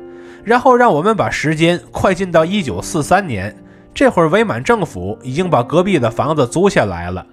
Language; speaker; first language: Chinese; native; Chinese